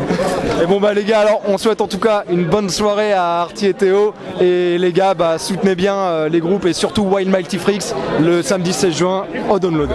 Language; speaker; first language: French; native; French